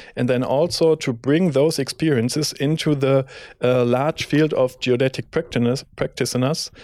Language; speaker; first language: English; non-native, fluent; German